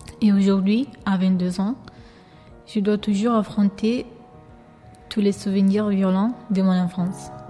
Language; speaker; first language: French; non-native, fluent; Albanian